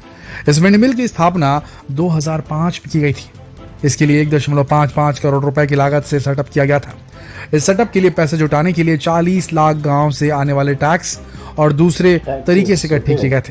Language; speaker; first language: Hindi; native; Hindi